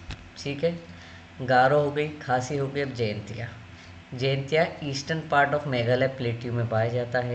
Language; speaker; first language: Hindi; native; Hindi